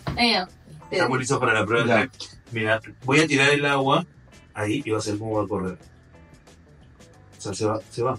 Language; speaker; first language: Spanish; native; Spanish